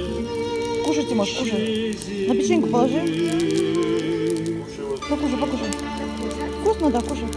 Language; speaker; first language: Russian; native; Russian